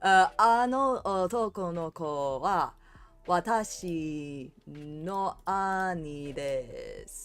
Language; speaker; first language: Japanese; non-native, learner; English